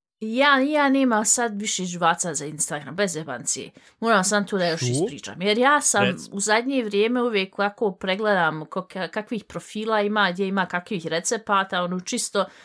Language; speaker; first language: Bosnian; early bilingual, heritage; Bosnian